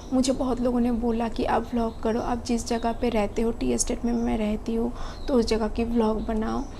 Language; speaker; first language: Hindi; non-native, local second language; Bangla